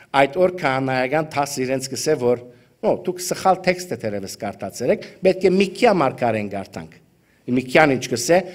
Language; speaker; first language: Armenian; early bilingual, heritage; Armenian